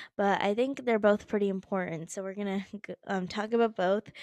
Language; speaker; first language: English; native; English